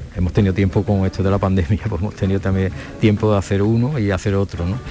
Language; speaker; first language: Spanish; native; Spanish